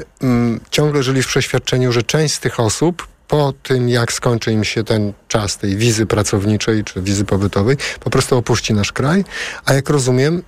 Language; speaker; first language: Polish; native; Polish